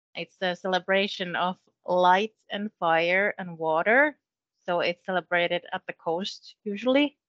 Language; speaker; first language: English; non-native, fluent; Finnish